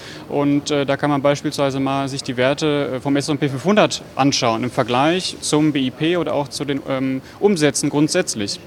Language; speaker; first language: German; native; German